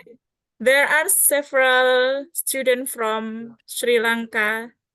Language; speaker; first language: English; non-native, learner; Indonesian